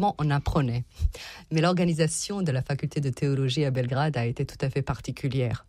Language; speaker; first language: French; non-native, fluent; Serbian